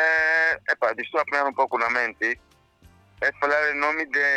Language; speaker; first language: Portuguese; non-native, local second language; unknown